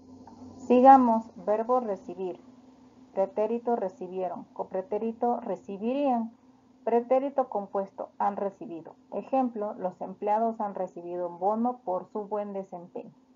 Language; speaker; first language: Spanish; native; Spanish